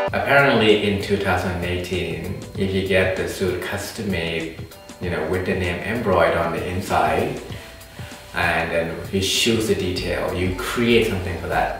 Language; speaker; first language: English; non-native, fluent; Thai